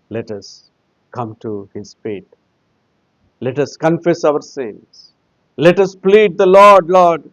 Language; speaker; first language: English; non-native, local second language; Telugu